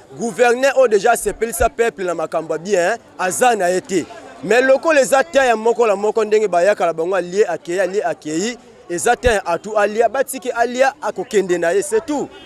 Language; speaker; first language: Lingala; non-native, local second language; Kongo